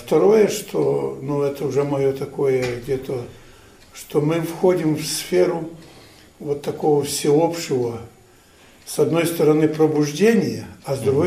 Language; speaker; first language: Russian; non-native, fluent; Ukrainian